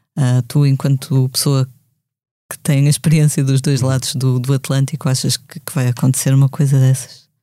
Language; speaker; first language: Portuguese; native; Portuguese